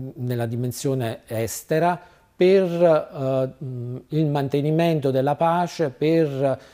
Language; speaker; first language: Italian; native; Italian